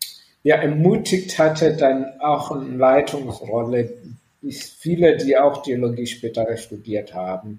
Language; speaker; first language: German; non-native, fluent; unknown